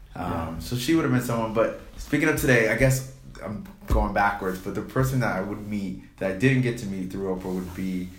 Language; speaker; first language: English; native; English